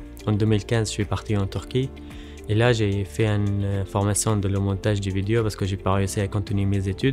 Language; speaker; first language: French; non-native, learner; Arabic